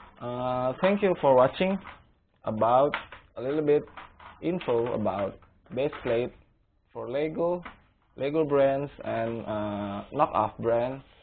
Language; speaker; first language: English; non-native, learner; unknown